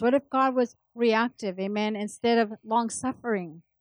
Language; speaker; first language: English; early bilingual, other home language; Spanish